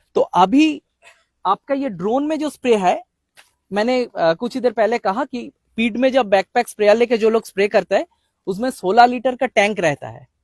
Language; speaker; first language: Hindi; non-native, local second language; Bangla